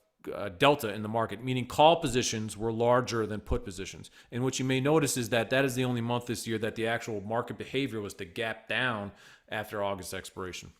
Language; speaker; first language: English; native; English